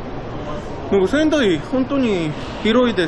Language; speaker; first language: Japanese; non-native, learner; Korean